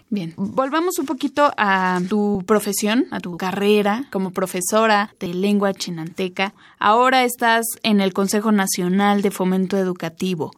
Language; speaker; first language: Spanish; native; Spanish